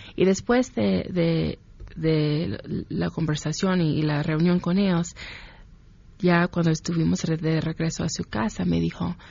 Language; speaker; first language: Spanish; early bilingual, heritage; Spanish